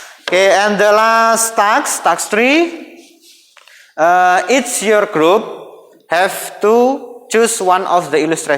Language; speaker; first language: English; non-native, fluent; Indonesian